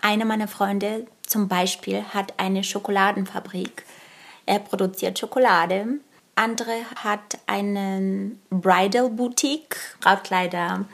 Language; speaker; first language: German; early bilingual, other home language; Bulgarian